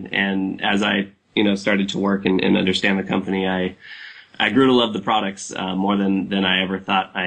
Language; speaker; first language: English; native; English